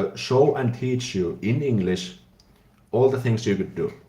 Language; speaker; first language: English; non-native, fluent; Finnish